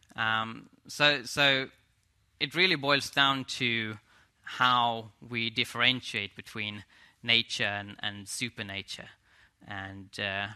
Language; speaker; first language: English; non-native, fluent; Swedish